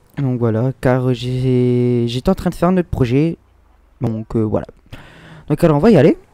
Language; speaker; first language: French; native; French